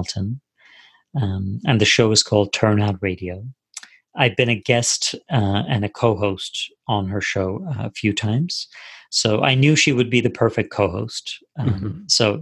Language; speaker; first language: English; non-native, fluent; Turkish